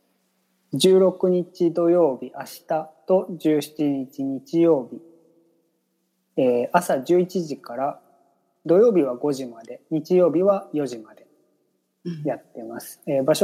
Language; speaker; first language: Japanese; native; Japanese